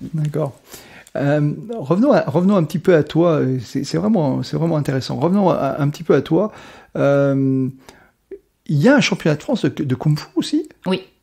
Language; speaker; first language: French; native; French